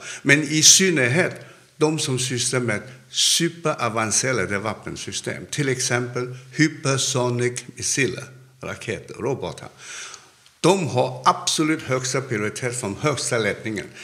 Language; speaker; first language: Swedish; non-native, fluent; Cantonese